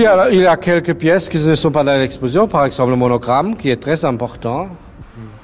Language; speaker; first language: French; non-native, learner; German